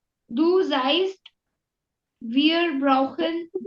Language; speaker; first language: German; non-native, learner; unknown